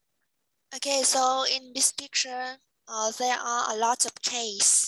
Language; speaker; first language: English; non-native, fluent; Vietnamese